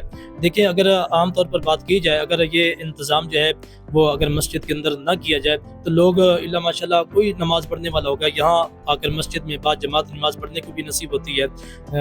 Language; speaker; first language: Urdu; native; Urdu